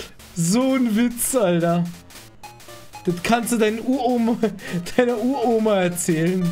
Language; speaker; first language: German; native; German